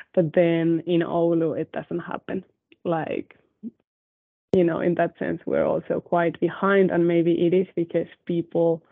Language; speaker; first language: English; non-native, fluent; Spanish